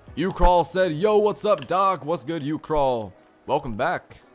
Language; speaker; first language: English; native; English